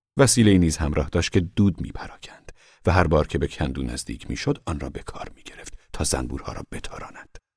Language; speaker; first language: Persian; native; Persian